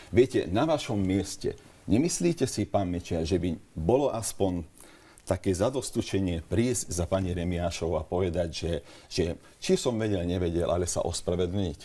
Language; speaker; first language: Slovak; non-native, local second language; Hungarian